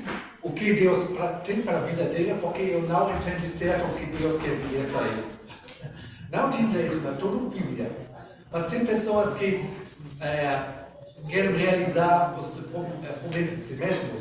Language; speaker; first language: Portuguese; non-native, learner; German